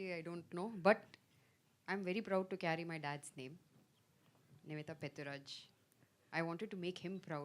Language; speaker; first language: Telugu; non-native, fluent; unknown